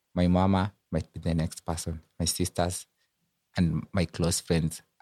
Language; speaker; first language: English; non-native, local second language; Luo (Kenya and Tanzania)